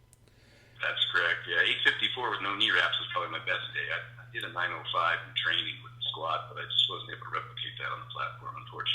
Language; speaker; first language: English; native; English